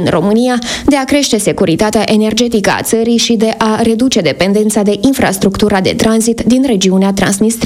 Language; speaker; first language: Romanian; native; Romanian